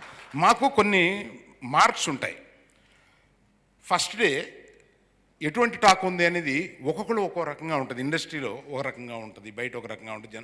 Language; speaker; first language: Telugu; native; Telugu